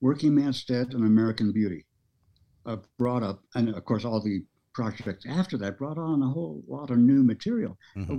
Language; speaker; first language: English; early bilingual, other home language; Norwegian